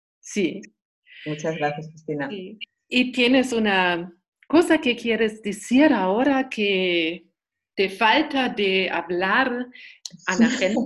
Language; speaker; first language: Spanish; non-native, learner; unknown